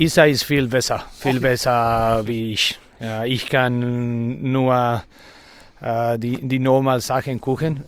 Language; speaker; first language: German; non-native, learner; Spanish